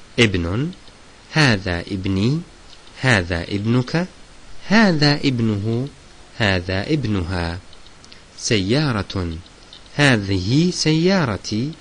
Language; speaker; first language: Arabic; non-native, fluent; Turkish